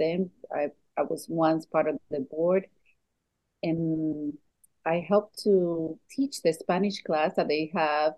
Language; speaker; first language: English; non-native, fluent; Spanish